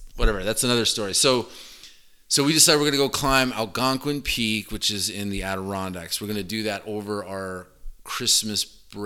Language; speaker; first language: English; native; English